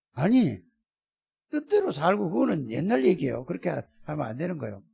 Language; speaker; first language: Korean; native; Korean